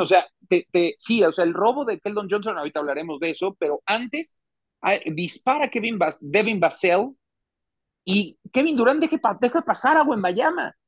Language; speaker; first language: Spanish; native; Spanish